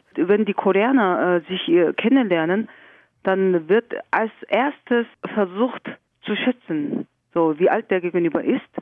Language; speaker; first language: German; non-native, fluent; Korean